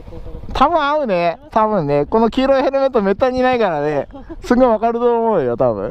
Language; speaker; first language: Japanese; native; Japanese